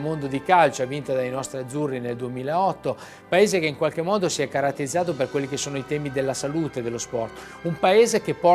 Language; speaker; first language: Italian; native; Italian